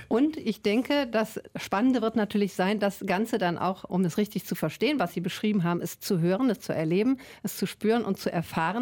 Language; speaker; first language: German; native; German